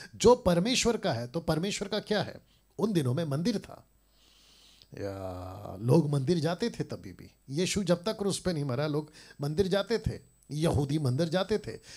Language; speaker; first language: Hindi; native; Hindi